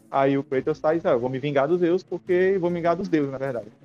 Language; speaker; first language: Portuguese; native; Portuguese